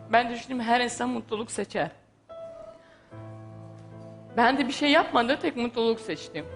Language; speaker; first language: Turkish; non-native, learner; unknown